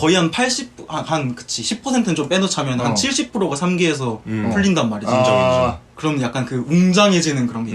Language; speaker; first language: Korean; native; Korean